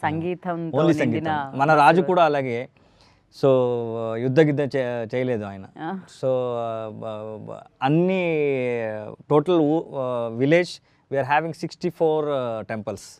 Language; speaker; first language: Telugu; non-native, learner; Kannada